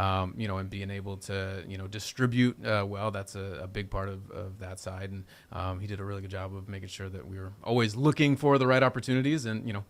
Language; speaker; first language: English; native; English